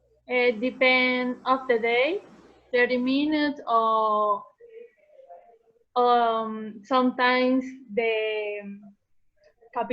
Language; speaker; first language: English; non-native, learner; Spanish